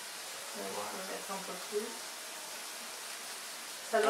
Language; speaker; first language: French; non-native, learner; Spanish